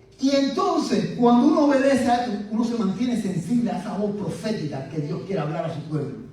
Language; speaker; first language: Spanish; native; Spanish